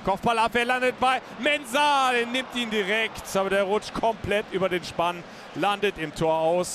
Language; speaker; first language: German; native; German